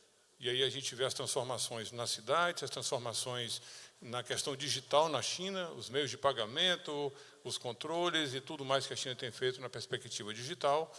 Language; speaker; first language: Portuguese; native; Portuguese